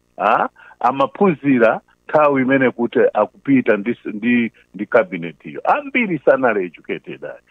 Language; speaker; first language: Nyanja; non-native, local second language; Tumbuka